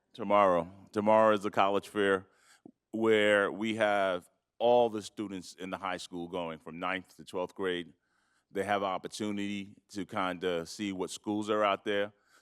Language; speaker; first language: English; native; English